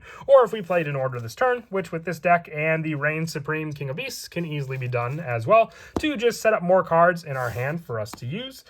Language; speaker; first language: English; native; English